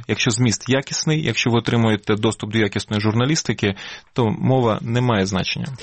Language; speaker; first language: Ukrainian; non-native, local second language; Russian